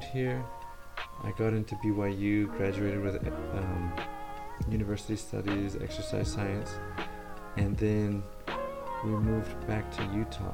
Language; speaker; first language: English; early bilingual, other home language; Spanish